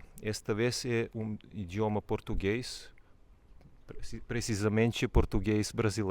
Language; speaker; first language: Portuguese; non-native, fluent; Serbian